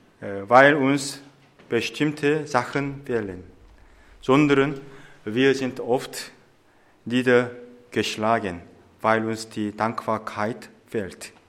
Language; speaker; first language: German; non-native, fluent; Korean